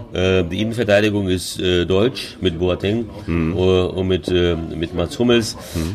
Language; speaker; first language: German; early bilingual, other home language; Hungarian